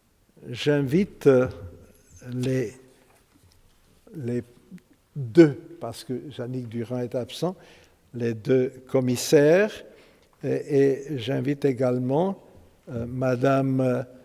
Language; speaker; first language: French; non-native, fluent; Romanian